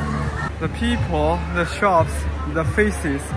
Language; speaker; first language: English; non-native, learner; Chinese